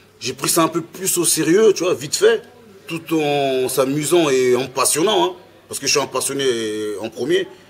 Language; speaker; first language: French; early bilingual, other home language; Lingala